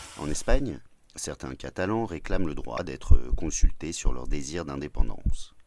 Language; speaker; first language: French; native; French